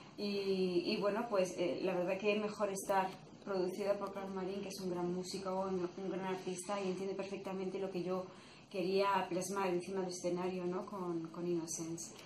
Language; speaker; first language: Spanish; native; Spanish